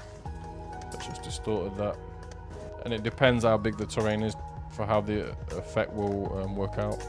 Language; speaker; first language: English; native; English